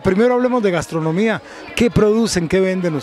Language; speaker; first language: Spanish; native; Spanish